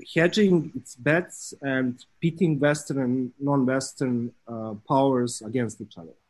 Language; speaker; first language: English; non-native, fluent; Serbian